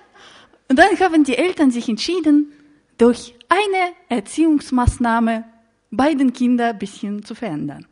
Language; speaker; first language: German; non-native, fluent; Russian